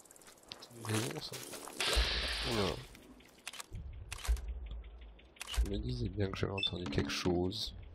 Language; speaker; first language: French; native; French